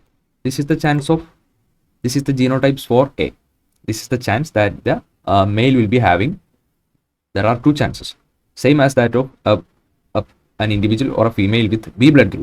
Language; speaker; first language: English; non-native, local second language; Malayalam